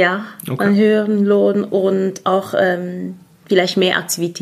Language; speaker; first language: German; non-native, fluent; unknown